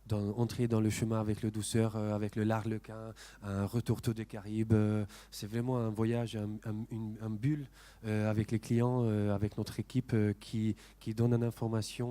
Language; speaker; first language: French; non-native, fluent; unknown